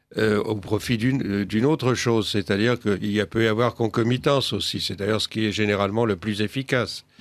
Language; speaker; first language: French; native; French